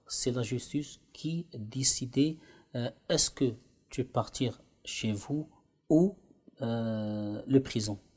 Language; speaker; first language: French; non-native, learner; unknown